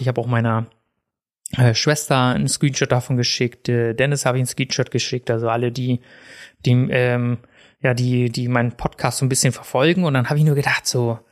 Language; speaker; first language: German; native; German